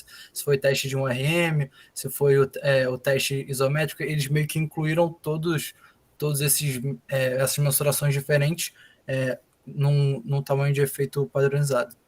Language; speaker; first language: Portuguese; native; Portuguese